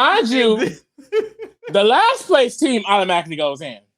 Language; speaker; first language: English; native; English